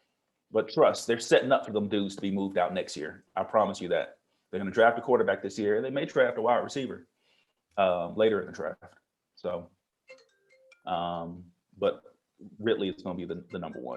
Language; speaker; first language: English; native; English